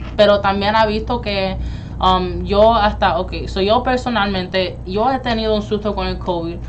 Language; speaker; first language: Spanish; early bilingual, heritage; Spanish